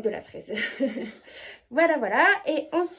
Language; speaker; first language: French; native; French